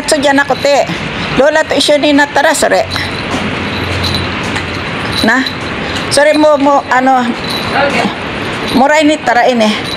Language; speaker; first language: Japanese; non-native, learner; Filipino